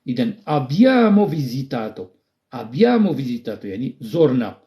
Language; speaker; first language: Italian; non-native, fluent; Arabic